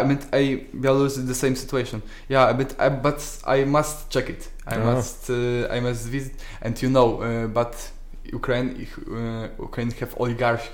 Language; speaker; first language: English; non-native, learner; Polish